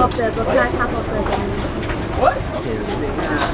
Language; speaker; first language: English; non-native, local second language; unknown